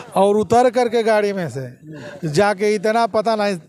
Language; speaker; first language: Hindi; native; Hindi